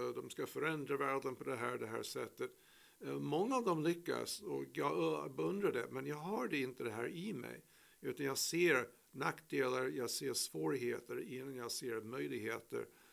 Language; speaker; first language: Swedish; non-native, fluent; English